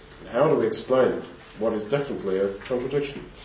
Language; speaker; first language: English; native; English